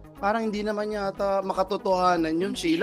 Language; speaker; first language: Filipino; native; Filipino